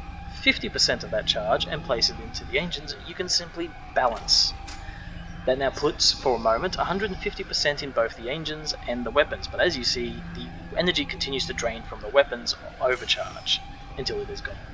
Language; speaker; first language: English; native; English